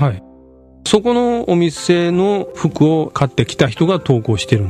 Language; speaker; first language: Japanese; native; Japanese